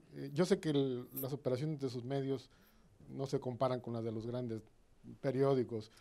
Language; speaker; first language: Spanish; native; Spanish